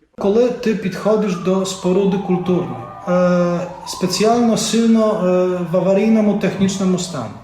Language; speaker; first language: Ukrainian; non-native, fluent; Polish